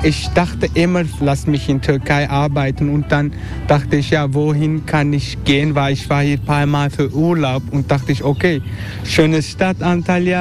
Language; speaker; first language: German; non-native, fluent; Turkish